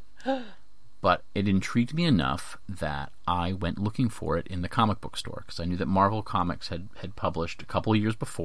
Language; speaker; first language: English; native; English